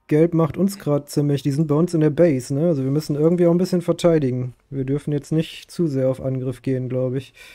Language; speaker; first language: German; native; German